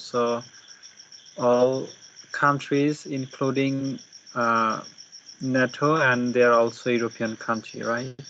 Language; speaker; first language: English; non-native, learner; Bangla